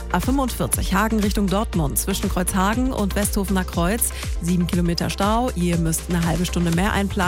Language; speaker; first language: German; native; German